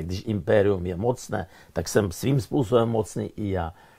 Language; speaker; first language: Czech; non-native, fluent; Russian